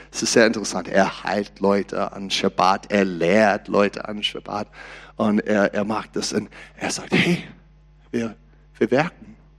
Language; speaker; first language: German; non-native, learner; English